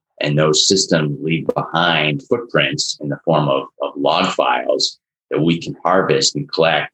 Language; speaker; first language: English; native; English